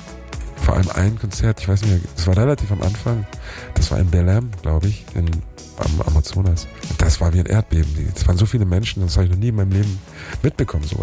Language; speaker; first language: German; native; German